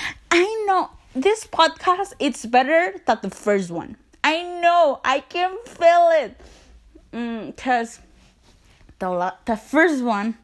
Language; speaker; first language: English; non-native, learner; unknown